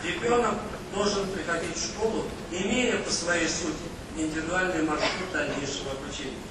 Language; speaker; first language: Russian; native; Russian